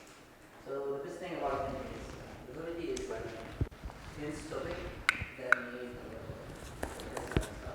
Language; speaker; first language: English; non-native, learner; Arabic